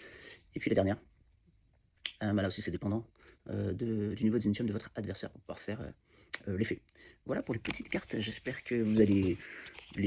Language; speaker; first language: French; native; French